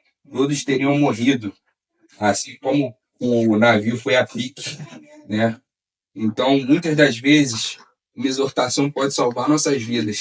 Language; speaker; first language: Portuguese; native; Portuguese